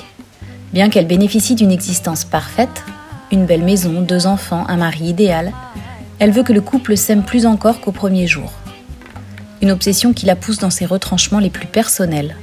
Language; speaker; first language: French; native; French